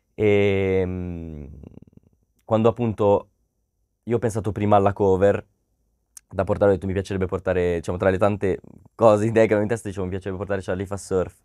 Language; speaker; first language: Italian; native; Italian